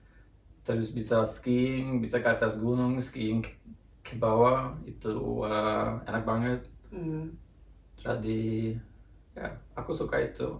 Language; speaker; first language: Indonesian; non-native, fluent; Norwegian